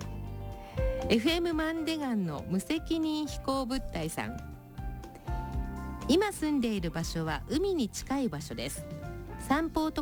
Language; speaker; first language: Japanese; native; Japanese